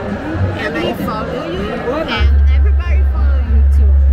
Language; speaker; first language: English; non-native, learner; Portuguese